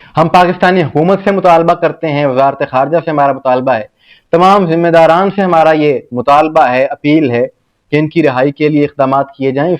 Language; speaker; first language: Urdu; native; Urdu